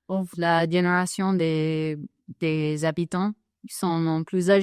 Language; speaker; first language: French; non-native, fluent; English